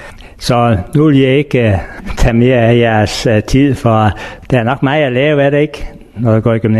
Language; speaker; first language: Danish; native; Danish